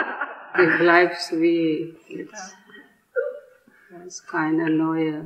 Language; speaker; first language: German; non-native, learner; Telugu